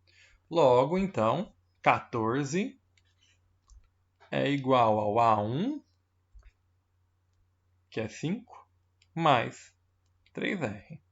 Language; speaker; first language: Portuguese; native; Portuguese